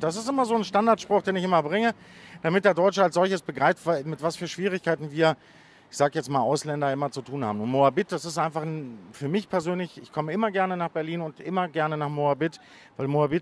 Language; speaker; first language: German; early bilingual, other home language; Greek